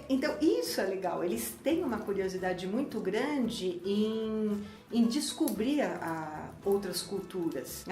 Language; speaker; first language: Portuguese; native; Portuguese